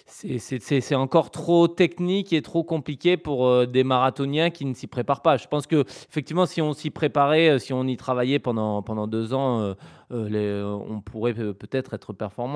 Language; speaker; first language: French; native; French